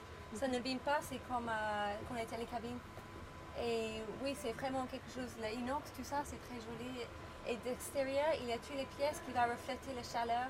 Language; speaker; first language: French; non-native, learner; English